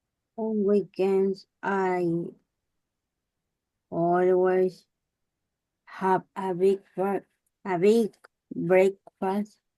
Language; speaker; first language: English; non-native, learner; Spanish